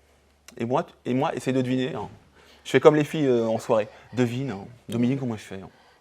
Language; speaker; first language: French; native; French